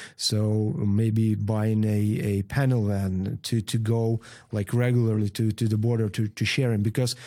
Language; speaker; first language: English; non-native, fluent; Ukrainian